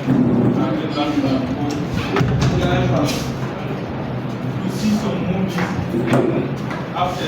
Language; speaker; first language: English; non-native, learner; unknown